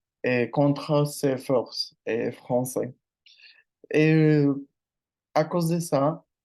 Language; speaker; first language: French; non-native, learner; Spanish